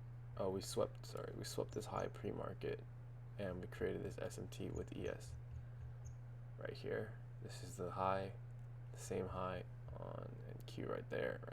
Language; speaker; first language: English; native; English